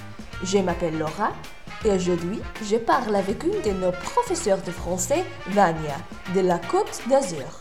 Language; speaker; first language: French; non-native, fluent; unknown